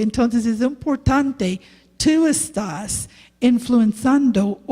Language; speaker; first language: Spanish; non-native, learner; English